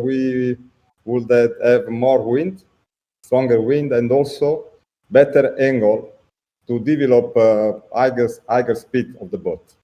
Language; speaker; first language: English; non-native, learner; Italian